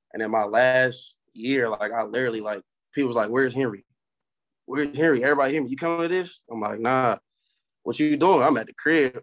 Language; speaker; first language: English; native; English